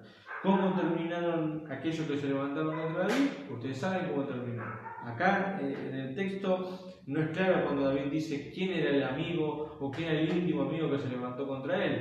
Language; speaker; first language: Spanish; native; Spanish